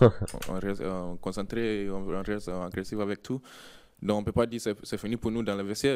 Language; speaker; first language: French; non-native, learner; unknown